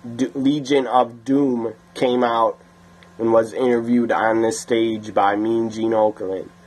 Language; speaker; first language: English; native; English